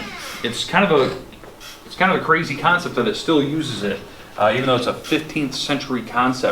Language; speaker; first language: English; native; English